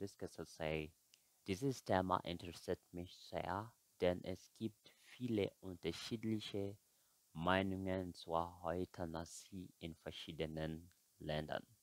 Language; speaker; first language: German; non-native, fluent; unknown